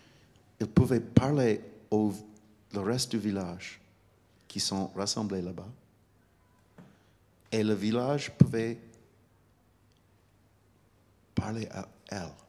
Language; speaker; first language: French; non-native, fluent; English